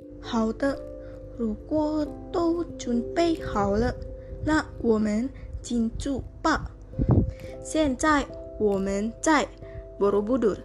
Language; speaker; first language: Chinese; non-native, learner; Indonesian